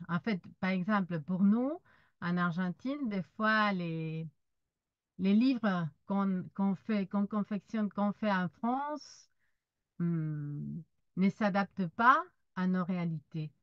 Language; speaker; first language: French; non-native, fluent; Spanish